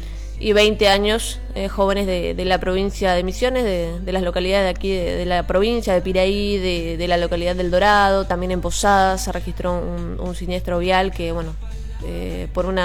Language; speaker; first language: Spanish; native; Spanish